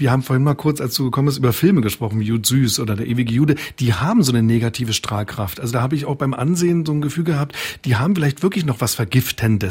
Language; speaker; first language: German; native; German